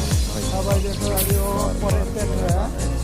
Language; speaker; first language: Hindi; non-native, learner; Bangla